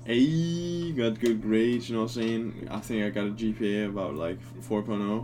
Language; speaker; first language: English; non-native, fluent; Danish